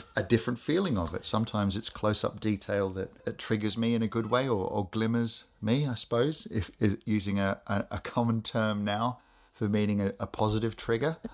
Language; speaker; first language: English; native; English